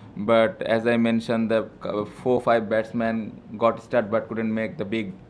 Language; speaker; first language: English; non-native, local second language; Bangla